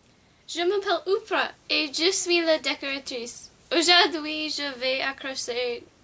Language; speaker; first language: French; non-native, learner; English